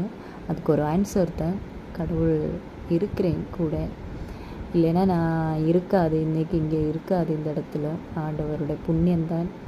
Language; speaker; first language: Tamil; non-native, learner; Malayalam